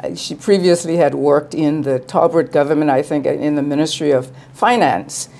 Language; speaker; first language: English; native; English